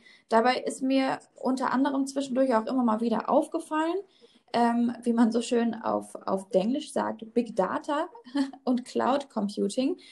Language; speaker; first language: German; native; German